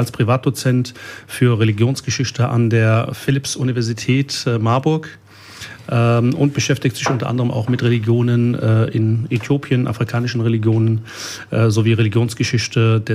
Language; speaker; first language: German; early bilingual, other home language; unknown